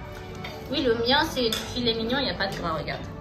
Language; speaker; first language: French; native; French